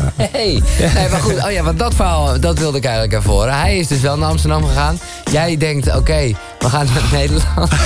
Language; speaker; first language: Dutch; native; Dutch